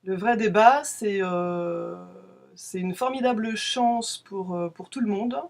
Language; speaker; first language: French; native; French